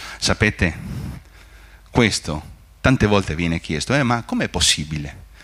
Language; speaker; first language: Italian; non-native, fluent; Spanish